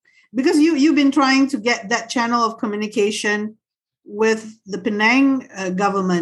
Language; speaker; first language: English; non-native, local second language; Malay